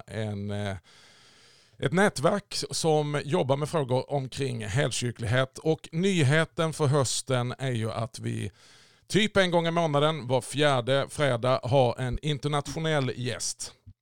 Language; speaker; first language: Swedish; native; Swedish